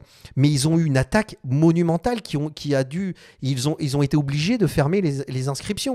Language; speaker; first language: French; native; French